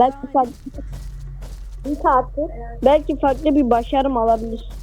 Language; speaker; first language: Turkish; native; Turkish